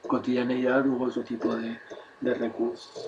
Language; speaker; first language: Spanish; native; Spanish